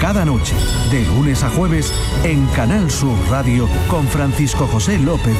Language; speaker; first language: Spanish; native; Spanish